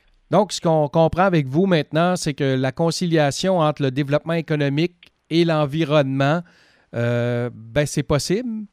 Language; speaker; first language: French; native; French